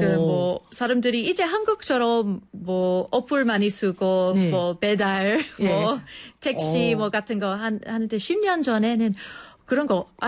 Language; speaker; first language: Korean; non-native, fluent; English